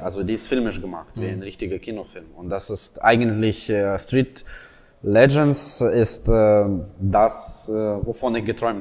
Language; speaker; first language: German; non-native, fluent; Russian